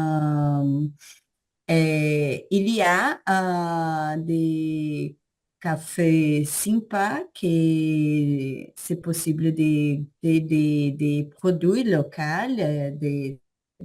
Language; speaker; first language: French; non-native, learner; Portuguese